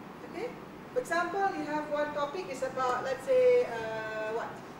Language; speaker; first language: English; non-native, local second language; Malay